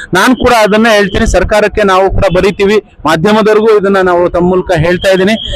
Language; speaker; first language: Kannada; non-native, local second language; Lambadi